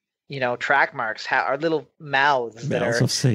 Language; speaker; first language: English; native; English